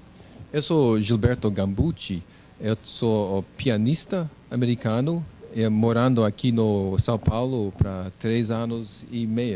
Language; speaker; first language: Portuguese; non-native, learner; English